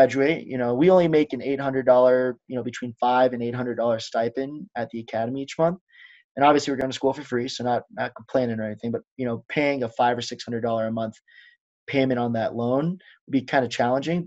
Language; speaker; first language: English; native; English